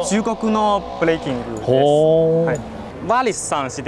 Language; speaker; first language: Japanese; non-native, learner; Chinese